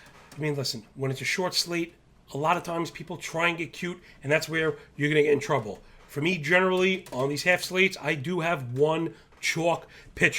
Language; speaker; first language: English; native; English